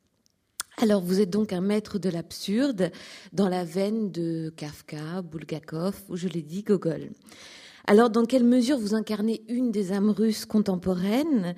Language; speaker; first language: French; native; French